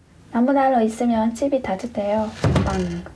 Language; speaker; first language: Korean; non-native, learner; Hungarian